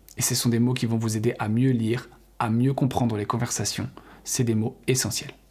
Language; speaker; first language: French; native; French